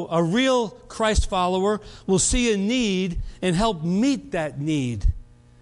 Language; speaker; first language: English; native; English